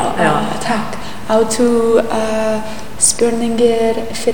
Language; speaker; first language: Icelandic; non-native, learner; English